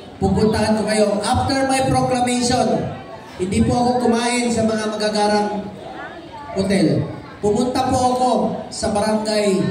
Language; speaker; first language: Filipino; non-native, local second language; Cebuano